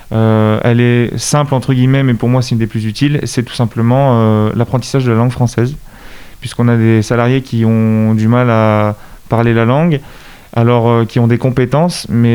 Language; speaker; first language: French; native; French